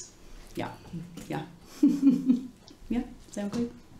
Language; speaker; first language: Estonian; non-native, learner; English